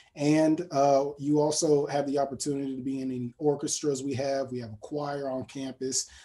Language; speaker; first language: English; native; English